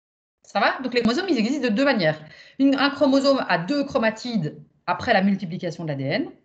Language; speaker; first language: French; native; French